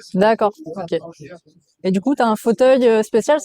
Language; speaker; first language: French; native; French